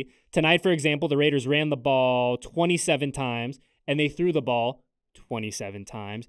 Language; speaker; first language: English; native; English